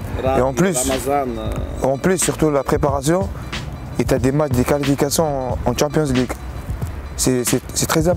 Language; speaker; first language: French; non-native, local second language; Arabic